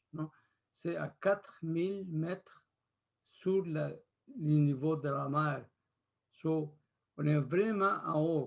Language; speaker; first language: French; non-native, fluent; Spanish